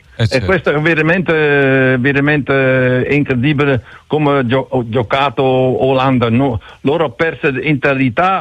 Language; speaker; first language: Italian; non-native, learner; Dutch